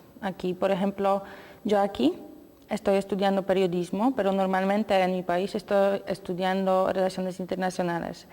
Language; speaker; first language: Spanish; non-native, learner; Polish